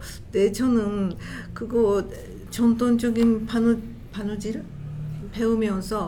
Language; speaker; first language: Korean; non-native, learner; Japanese